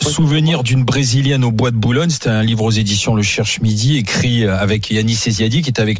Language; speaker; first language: French; native; French